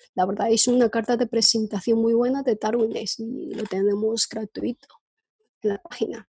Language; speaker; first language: Spanish; non-native, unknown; Chinese